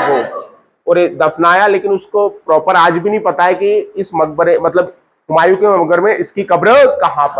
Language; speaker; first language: Hindi; native; Hindi